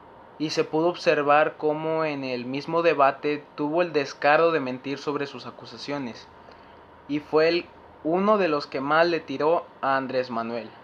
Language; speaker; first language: Spanish; native; Spanish